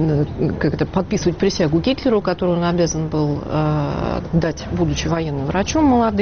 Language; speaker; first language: Russian; native; Russian